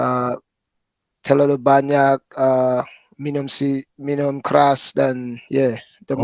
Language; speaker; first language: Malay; non-native, fluent; English